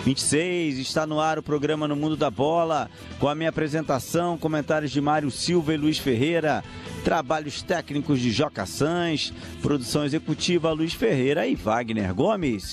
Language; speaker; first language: Portuguese; native; Portuguese